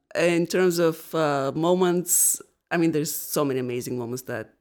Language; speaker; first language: English; non-native, fluent; Bulgarian